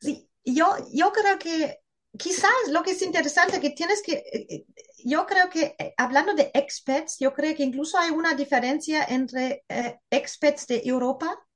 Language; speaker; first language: Spanish; non-native, fluent; German